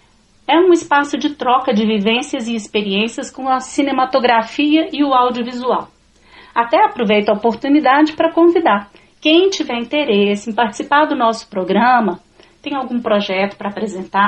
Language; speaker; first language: Portuguese; native; Portuguese